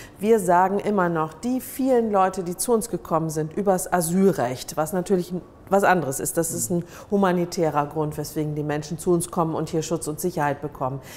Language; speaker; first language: German; native; German